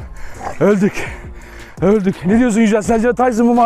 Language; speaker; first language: Turkish; native; Turkish